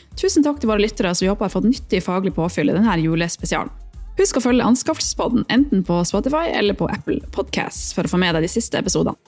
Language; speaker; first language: Norwegian; native; Norwegian